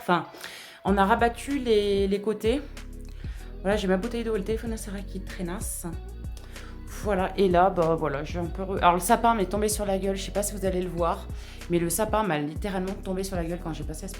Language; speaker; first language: French; native; French